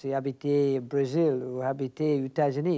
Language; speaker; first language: French; non-native, learner; English